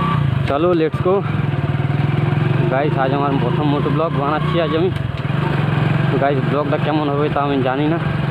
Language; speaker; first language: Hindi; non-native, learner; Bangla